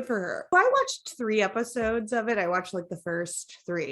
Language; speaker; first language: English; native; English